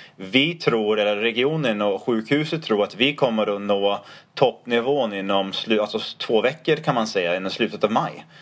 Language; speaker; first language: Swedish; non-native, fluent; English